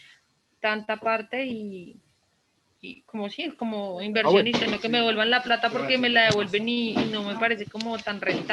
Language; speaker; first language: Spanish; native; Spanish